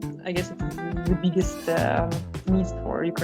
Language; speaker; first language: English; non-native, fluent; Ukrainian